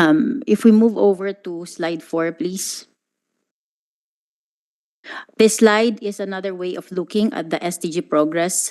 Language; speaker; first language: English; non-native, local second language; Filipino